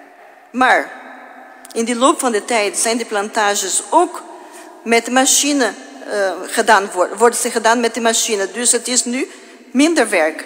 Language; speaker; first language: Dutch; non-native, fluent; Portuguese